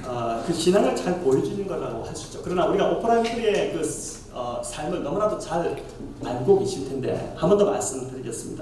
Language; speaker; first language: Korean; native; Korean